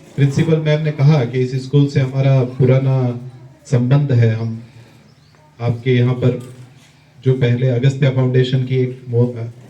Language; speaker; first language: Hindi; native; Hindi